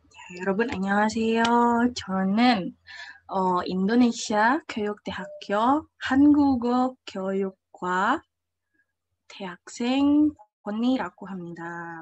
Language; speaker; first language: Korean; non-native, fluent; Indonesian